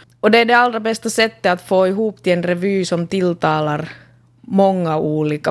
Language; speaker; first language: Swedish; native; Swedish